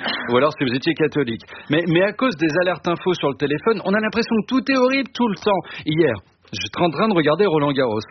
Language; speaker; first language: French; native; French